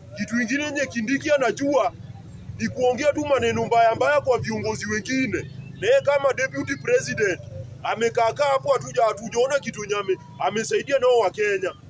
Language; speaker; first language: Swahili; native; Swahili